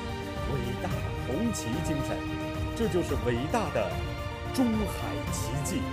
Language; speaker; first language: Chinese; native; Chinese